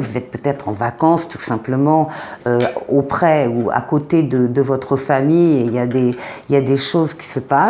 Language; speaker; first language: French; native; French